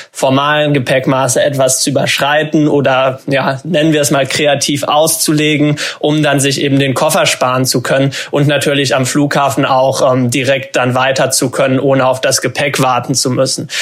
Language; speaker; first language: German; native; German